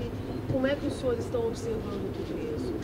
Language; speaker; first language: Portuguese; native; Portuguese